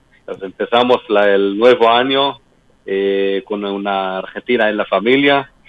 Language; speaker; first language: Spanish; non-native, learner; Hebrew